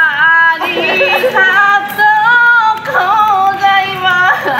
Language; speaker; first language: Japanese; non-native, learner; Korean